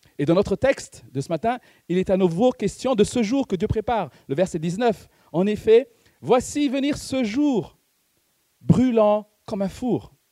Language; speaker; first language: French; non-native, local second language; Malagasy